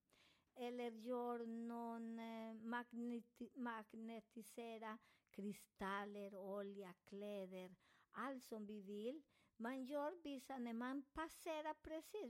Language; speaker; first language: Swedish; non-native, fluent; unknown